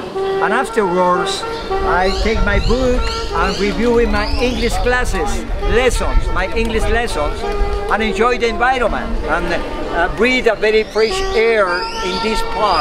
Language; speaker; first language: English; non-native, learner; Spanish